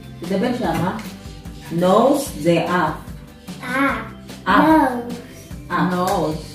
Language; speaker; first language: Hebrew; non-native, learner; Filipino